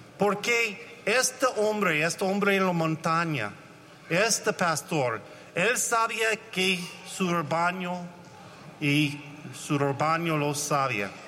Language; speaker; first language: Spanish; non-native, learner; English